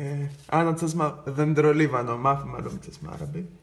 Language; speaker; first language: Arabic; non-native, learner; Greek